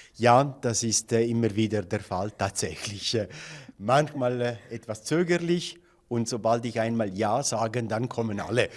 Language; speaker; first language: German; non-native, local second language; Italian